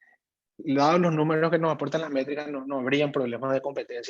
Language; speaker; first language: Spanish; native; Spanish